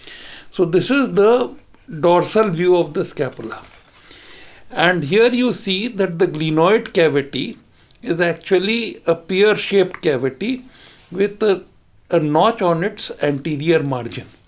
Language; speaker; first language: English; non-native, local second language; Hindi